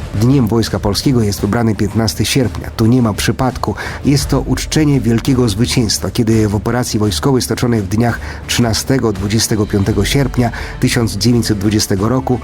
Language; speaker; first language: Polish; non-native, fluent; Ukrainian